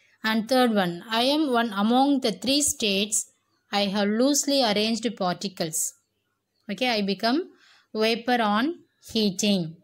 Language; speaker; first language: English; non-native, local second language; Tamil